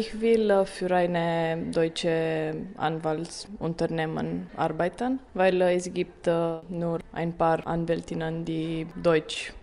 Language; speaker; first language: German; non-native, learner; Romanian